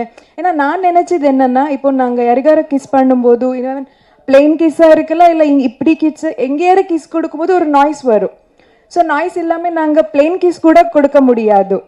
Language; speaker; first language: Tamil; non-native, learner; Kannada